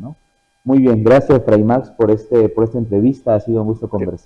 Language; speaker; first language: Spanish; native; Spanish